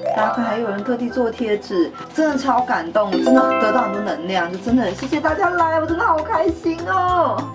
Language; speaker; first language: Chinese; native; Chinese